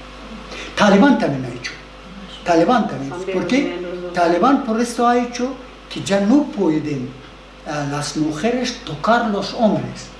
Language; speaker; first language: Spanish; non-native, learner; Persian